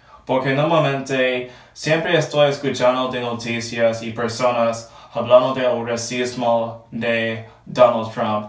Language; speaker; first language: Spanish; non-native, learner; English